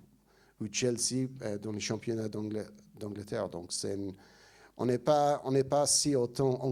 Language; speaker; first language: French; non-native, fluent; English